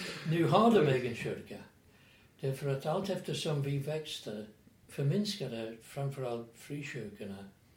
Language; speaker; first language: Swedish; non-native, fluent; English